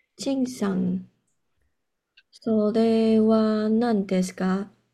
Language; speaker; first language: Japanese; non-native, learner; Chinese